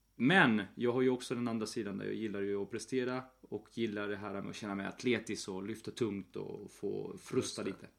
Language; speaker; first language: Swedish; early bilingual, other home language; Spanish